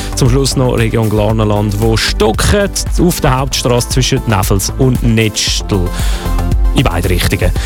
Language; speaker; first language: German; native; German